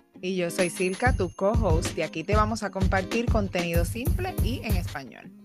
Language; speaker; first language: Spanish; native; Spanish